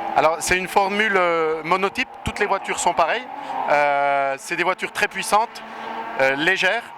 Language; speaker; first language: French; native; French